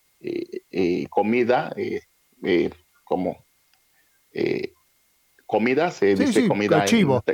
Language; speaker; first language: Spanish; non-native, learner; Haitian Creole